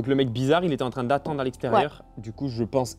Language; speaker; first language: French; native; French